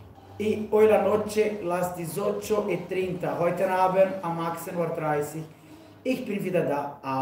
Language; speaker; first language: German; non-native, learner; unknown